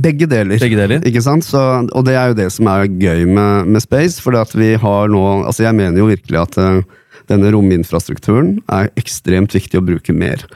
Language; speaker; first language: Norwegian; native; Norwegian